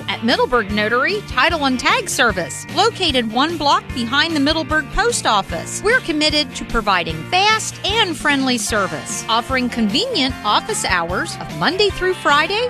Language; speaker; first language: English; native; English